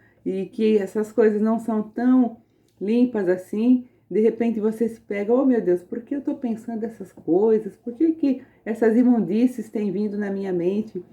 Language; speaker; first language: Portuguese; native; Portuguese